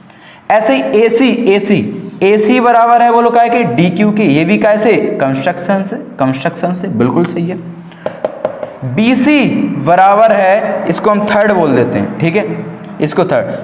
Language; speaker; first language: Hindi; native; Hindi